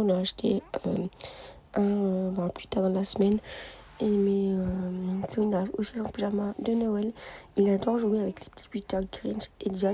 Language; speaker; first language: French; native; French